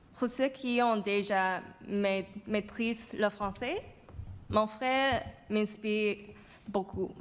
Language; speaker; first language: French; non-native, fluent; Chinese